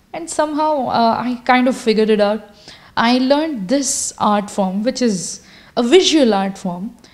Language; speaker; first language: English; non-native, local second language; Kannada